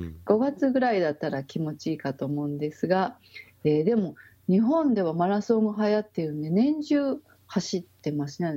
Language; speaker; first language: Japanese; native; Japanese